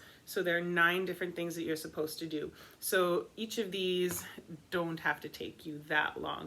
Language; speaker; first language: English; native; English